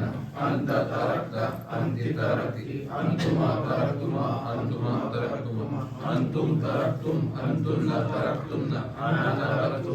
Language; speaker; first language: Arabic; non-native, learner; Urdu